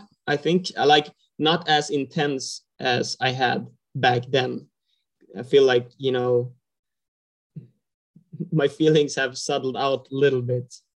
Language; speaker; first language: English; non-native, fluent; Swedish